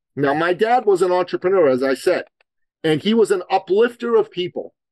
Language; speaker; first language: English; early bilingual, other home language; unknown